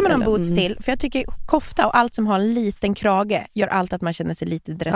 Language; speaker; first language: Swedish; native; Swedish